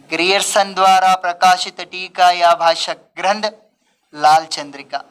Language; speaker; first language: Hindi; non-native, local second language; Telugu